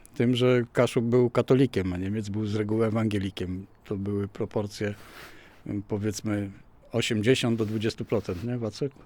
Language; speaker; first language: Polish; native; Polish